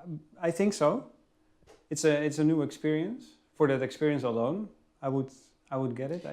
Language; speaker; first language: English; non-native, fluent; Dutch